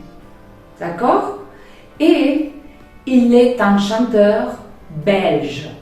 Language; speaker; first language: French; non-native, fluent; Spanish